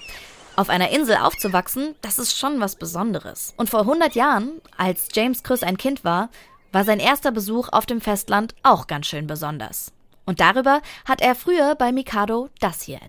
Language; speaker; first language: German; native; German